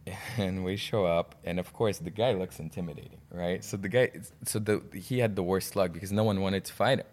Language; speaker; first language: English; non-native, fluent; Russian